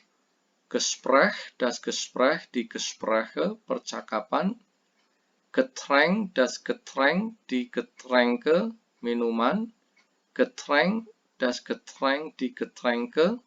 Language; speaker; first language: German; non-native, fluent; Indonesian